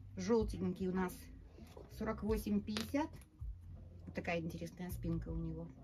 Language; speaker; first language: Russian; native; Russian